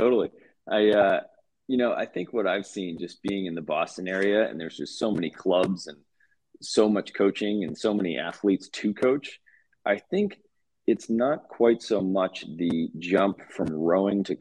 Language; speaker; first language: English; native; English